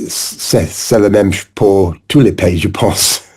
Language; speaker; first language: French; non-native, learner; English